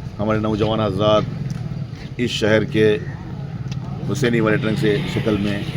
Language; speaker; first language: Urdu; native; Urdu